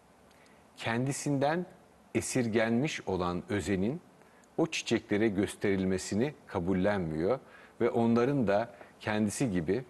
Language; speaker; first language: Turkish; native; Turkish